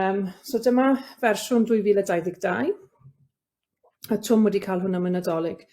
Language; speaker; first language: Welsh; native; Welsh